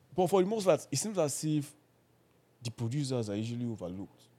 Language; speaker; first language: English; non-native, local second language; Yoruba